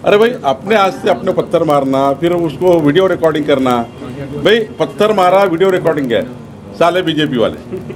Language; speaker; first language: Hindi; non-native, local second language; Marathi